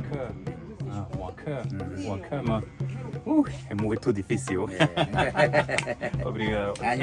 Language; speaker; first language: Portuguese; non-native, learner; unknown